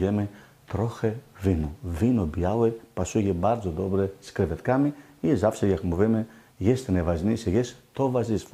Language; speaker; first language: Polish; non-native, learner; Greek